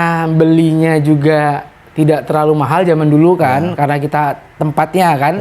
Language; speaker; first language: Malay; native; Malay